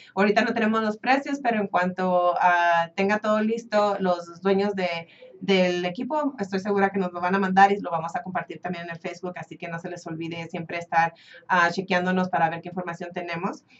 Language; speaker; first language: Spanish; early bilingual, heritage; Spanish